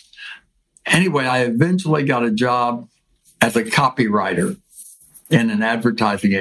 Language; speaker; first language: English; native; English